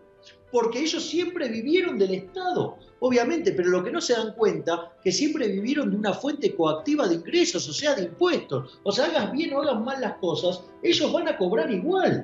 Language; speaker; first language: Spanish; native; Spanish